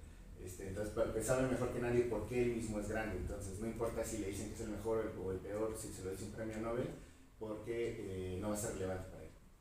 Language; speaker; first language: Spanish; native; Spanish